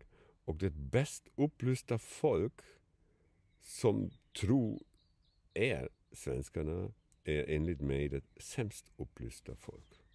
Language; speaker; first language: Swedish; non-native, fluent; German